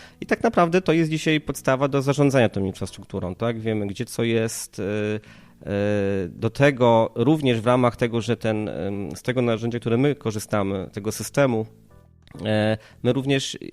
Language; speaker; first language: Polish; native; Polish